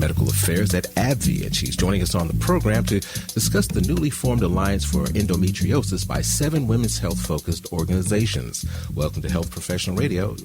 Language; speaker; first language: English; native; English